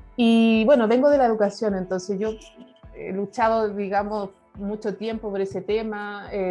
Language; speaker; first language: Spanish; native; Spanish